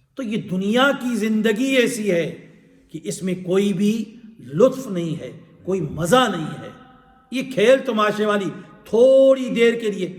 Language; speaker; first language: Urdu; non-native, local second language; Pashto